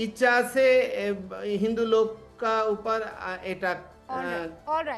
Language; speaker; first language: Hindi; non-native, learner; Bangla